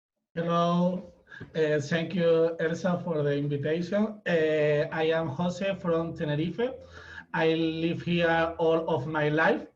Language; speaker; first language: English; non-native, learner; Spanish